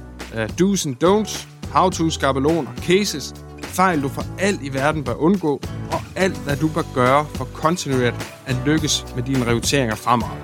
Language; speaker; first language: Danish; native; Danish